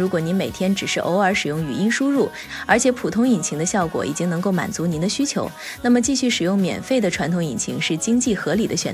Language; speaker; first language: Chinese; native; Chinese